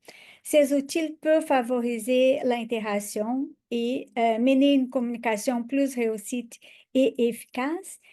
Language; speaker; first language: French; non-native, fluent; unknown